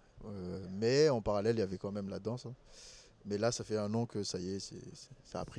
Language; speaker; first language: French; non-native, local second language; Malagasy